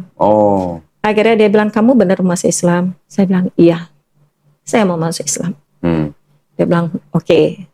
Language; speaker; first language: Indonesian; native; Indonesian